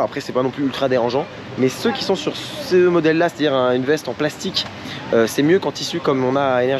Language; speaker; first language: French; native; French